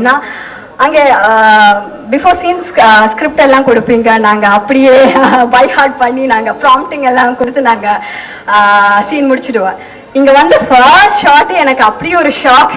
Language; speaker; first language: Tamil; non-native, learner; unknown